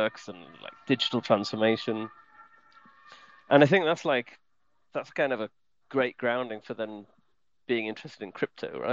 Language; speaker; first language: English; native; English